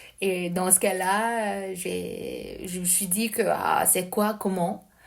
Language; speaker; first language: French; non-native, learner; Japanese